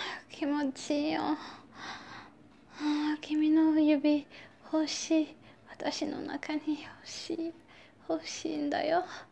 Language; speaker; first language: Japanese; non-native, learner; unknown